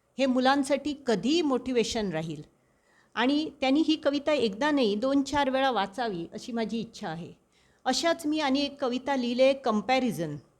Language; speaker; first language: Marathi; non-native, local second language; Konkani